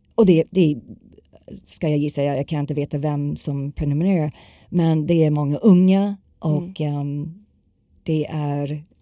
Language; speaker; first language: Swedish; non-native, fluent; English